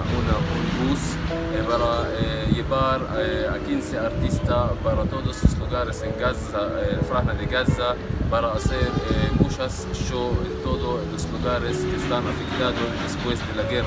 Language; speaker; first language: Spanish; non-native, learner; Arabic